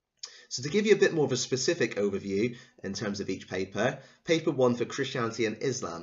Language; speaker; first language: English; native; English